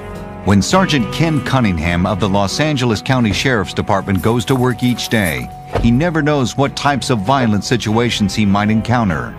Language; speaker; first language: English; native; English